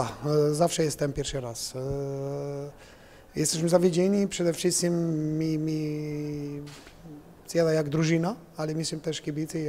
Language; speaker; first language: Polish; non-native, fluent; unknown